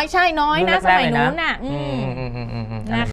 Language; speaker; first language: Thai; native; Thai